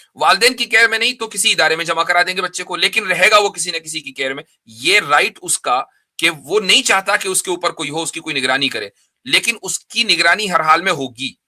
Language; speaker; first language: Urdu; native; Urdu